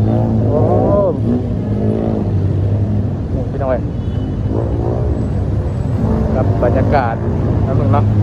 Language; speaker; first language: Thai; non-native, local second language; Lao